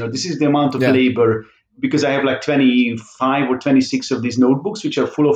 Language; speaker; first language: English; non-native, fluent; Hungarian